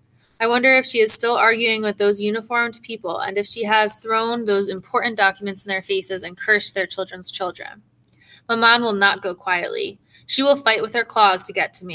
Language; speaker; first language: English; native; English